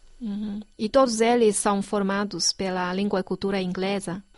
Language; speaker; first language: Portuguese; non-native, fluent; Chinese